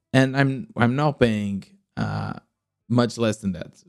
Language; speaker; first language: English; non-native, fluent; Portuguese